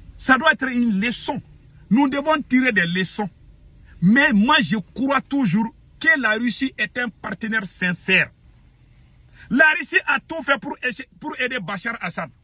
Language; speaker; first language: French; non-native, local second language; Bambara